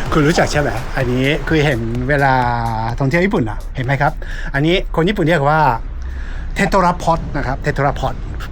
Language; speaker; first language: Thai; native; Thai